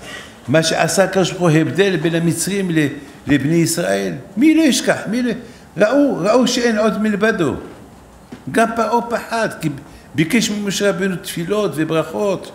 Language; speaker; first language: Hebrew; non-native, fluent; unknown